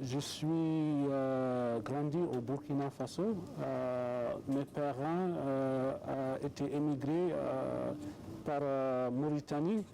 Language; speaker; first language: French; non-native, learner; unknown